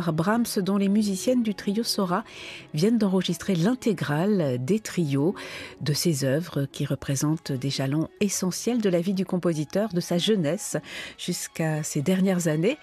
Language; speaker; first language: French; native; French